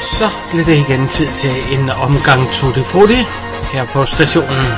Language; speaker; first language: Danish; native; Danish